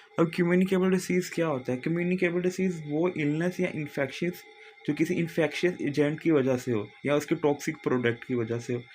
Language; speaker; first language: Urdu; non-native, local second language; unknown